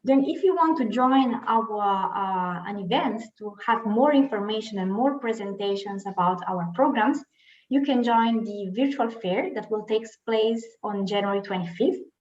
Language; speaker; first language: English; non-native, fluent; Italian